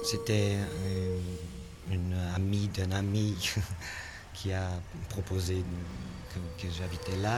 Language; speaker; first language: French; non-native, learner; Portuguese